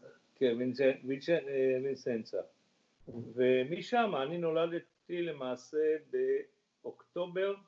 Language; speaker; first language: Hebrew; early bilingual, other home language; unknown